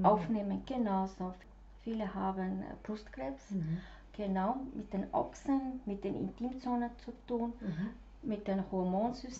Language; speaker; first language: German; non-native, fluent; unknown